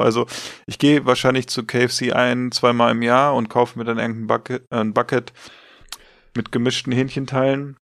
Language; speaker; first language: German; native; German